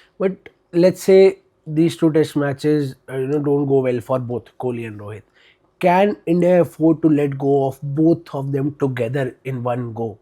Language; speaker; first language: English; non-native, local second language; Hindi